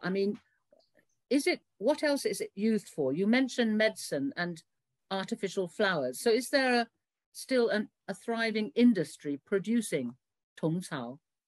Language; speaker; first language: English; native; English